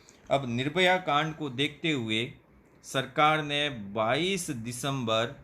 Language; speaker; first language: Hindi; native; Hindi